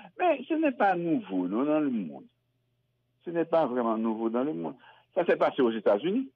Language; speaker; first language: French; non-native, local second language; Haitian Creole